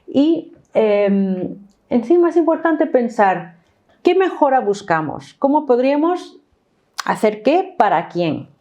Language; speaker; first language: Spanish; non-native, fluent; English